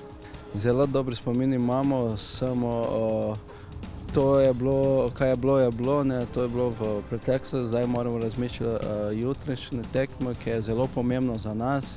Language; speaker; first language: Slovenian; non-native, fluent; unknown